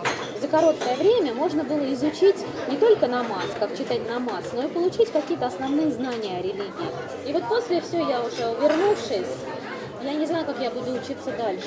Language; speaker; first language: Russian; native; Russian